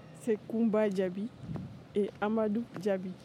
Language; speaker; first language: French; non-native, learner; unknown